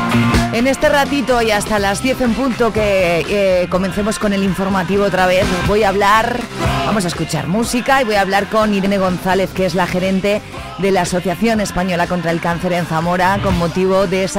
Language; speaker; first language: Spanish; native; Spanish